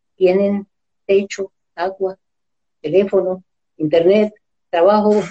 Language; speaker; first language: Spanish; native; Spanish